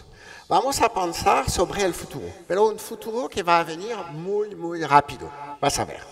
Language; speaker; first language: Spanish; non-native, learner; French